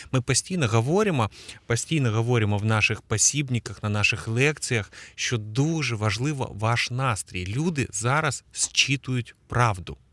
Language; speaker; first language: Ukrainian; native; Ukrainian